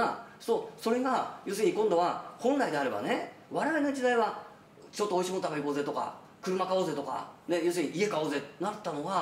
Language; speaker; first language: Japanese; native; Japanese